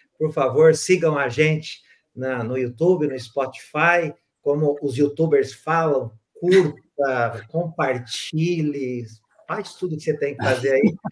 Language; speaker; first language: Portuguese; native; Portuguese